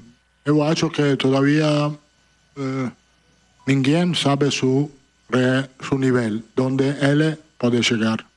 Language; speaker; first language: Portuguese; non-native, fluent; Italian